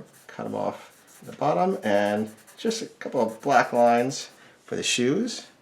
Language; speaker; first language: English; native; English